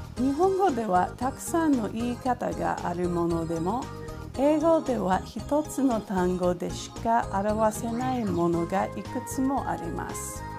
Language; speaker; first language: Japanese; non-native, fluent; English